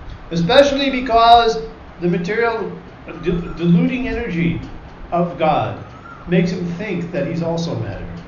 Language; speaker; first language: English; native; English